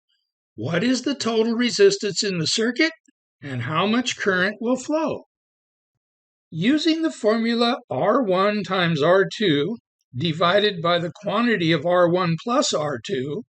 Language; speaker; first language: English; native; English